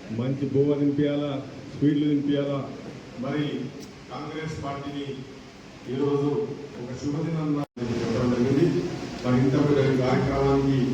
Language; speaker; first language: Telugu; native; Telugu